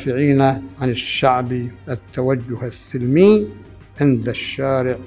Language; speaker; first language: Arabic; native; Arabic